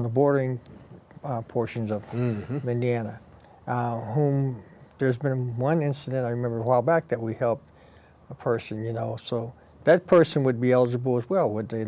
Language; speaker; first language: English; native; English